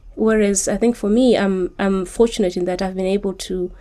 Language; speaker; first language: English; non-native, local second language; Shona